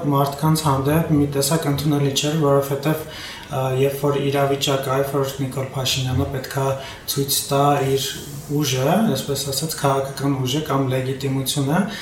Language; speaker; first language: Armenian; native; Armenian